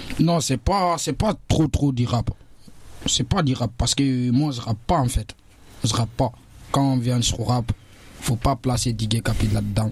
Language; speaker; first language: French; non-native, local second language; Susu